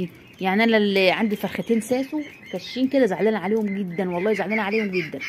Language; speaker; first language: Arabic; native; Arabic